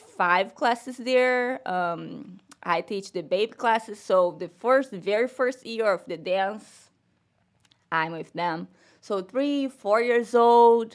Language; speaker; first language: English; non-native, learner; Portuguese